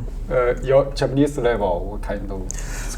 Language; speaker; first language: English; non-native, learner; Chinese